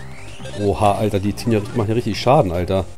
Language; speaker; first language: German; native; German